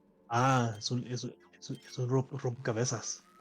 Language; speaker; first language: Spanish; early bilingual, heritage; English